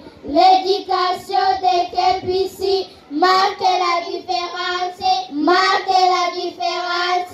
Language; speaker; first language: French; non-native, learner; Kinyarwanda